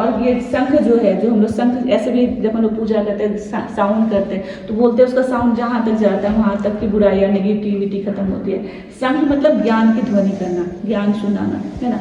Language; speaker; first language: Hindi; native; Hindi